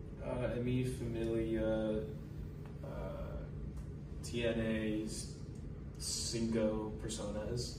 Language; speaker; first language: Spanish; non-native, learner; English